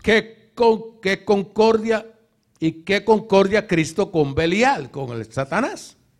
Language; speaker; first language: Spanish; native; Spanish